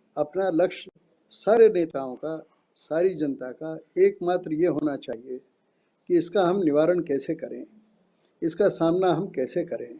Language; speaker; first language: Hindi; native; Hindi